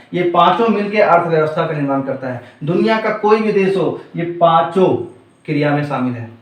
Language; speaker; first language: Hindi; native; Hindi